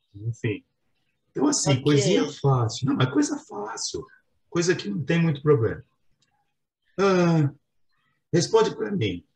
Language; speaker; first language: Portuguese; native; Portuguese